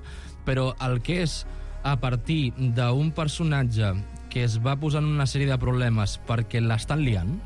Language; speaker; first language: Catalan; native; Catalan